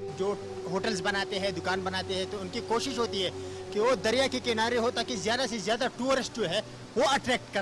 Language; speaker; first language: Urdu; non-native, local second language; Pashto